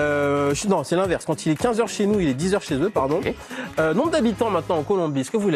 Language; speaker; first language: French; native; French